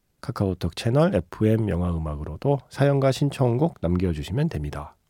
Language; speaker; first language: Korean; native; Korean